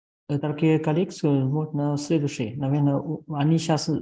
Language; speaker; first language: Russian; non-native, fluent; Chinese